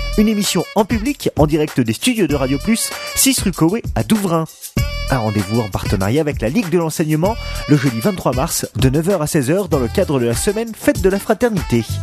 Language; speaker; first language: French; native; French